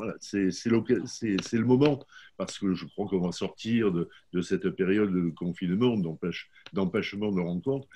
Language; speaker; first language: French; native; French